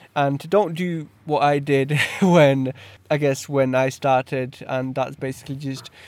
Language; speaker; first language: English; early bilingual, other home language; Polish